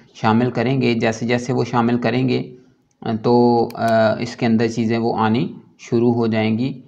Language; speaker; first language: Urdu; non-native, local second language; Punjabi